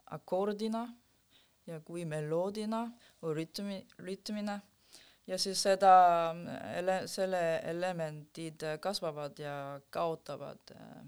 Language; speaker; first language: Estonian; non-native, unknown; Korean